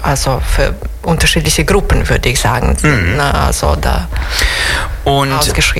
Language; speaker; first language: German; non-native, fluent; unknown